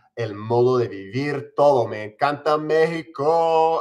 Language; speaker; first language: Spanish; non-native, fluent; English